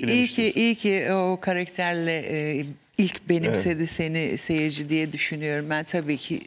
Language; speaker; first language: Turkish; native; Turkish